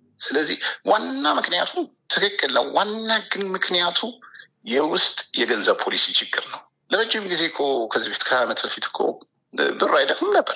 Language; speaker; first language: Amharic; native; Amharic